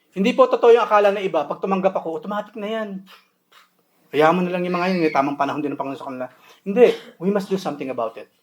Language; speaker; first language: Filipino; native; Filipino